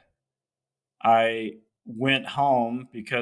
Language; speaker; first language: English; native; English